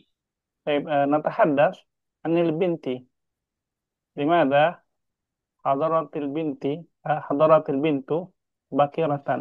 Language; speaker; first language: Arabic; non-native, fluent; Indonesian